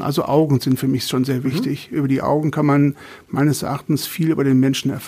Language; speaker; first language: German; native; German